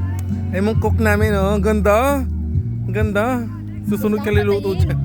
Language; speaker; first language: Filipino; native; Filipino